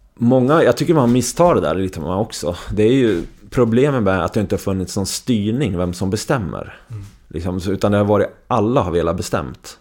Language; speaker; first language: Swedish; native; Swedish